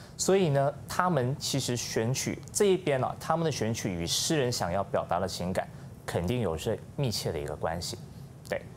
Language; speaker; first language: Chinese; native; Chinese